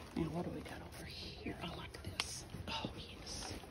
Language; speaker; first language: English; native; English